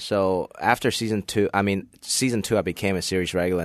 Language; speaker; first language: English; early bilingual, other home language; Cantonese